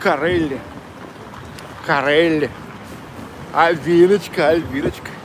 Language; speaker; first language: Russian; native; Russian